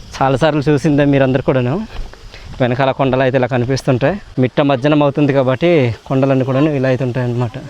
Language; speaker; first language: Telugu; non-native, local second language; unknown